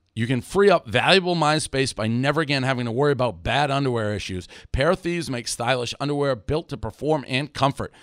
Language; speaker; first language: English; native; English